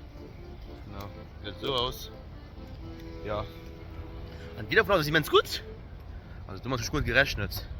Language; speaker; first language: German; non-native, local second language; Luxembourgish